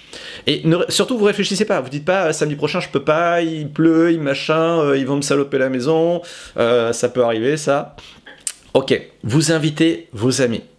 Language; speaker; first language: French; native; French